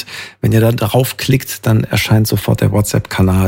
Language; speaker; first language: German; native; German